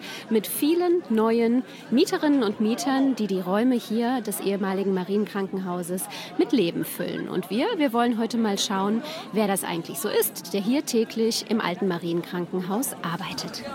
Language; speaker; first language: German; native; German